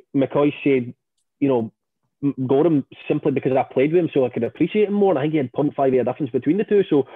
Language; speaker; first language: English; native; English